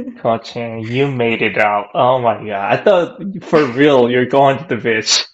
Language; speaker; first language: English; non-native, fluent; Korean